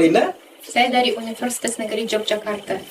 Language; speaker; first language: Indonesian; non-native, fluent; Russian